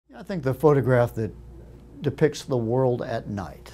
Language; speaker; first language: English; native; English